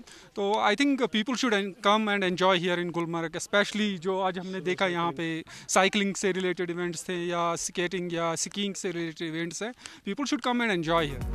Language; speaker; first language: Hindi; non-native, local second language; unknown